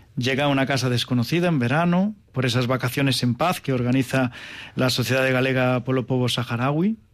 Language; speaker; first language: Spanish; native; Spanish